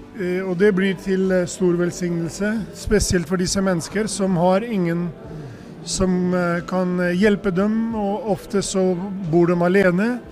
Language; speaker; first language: Swedish; non-native, fluent; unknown